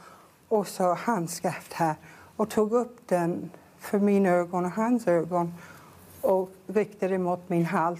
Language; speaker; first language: Swedish; non-native, fluent; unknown